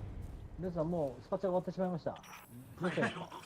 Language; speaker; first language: Japanese; native; Japanese